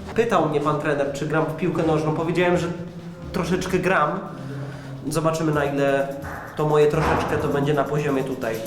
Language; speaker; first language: Polish; native; Polish